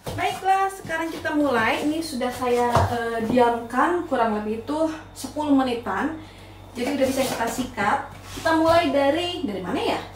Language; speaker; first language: Indonesian; native; Indonesian